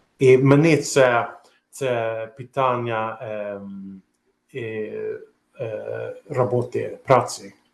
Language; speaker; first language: Ukrainian; non-native, learner; Swedish